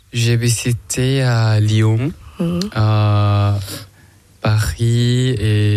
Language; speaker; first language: French; non-native, learner; Thai